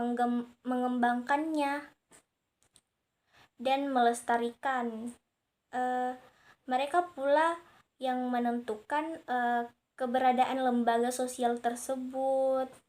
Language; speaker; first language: Indonesian; native; Indonesian